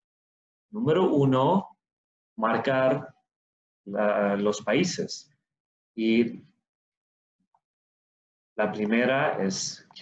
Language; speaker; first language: Spanish; non-native, fluent; Swedish